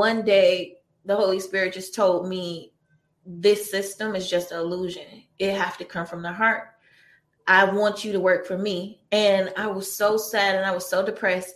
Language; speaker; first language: English; native; English